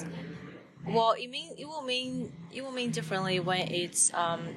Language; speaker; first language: English; non-native, fluent; Chinese